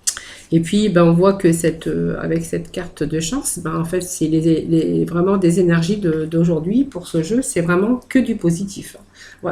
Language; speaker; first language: French; native; French